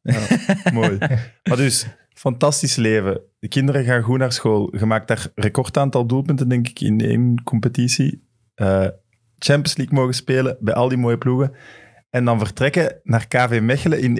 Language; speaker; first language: Dutch; native; Dutch